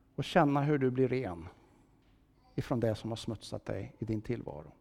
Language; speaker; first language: Swedish; native; Swedish